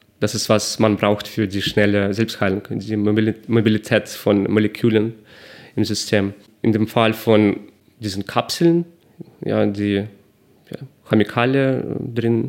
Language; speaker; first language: German; non-native, fluent; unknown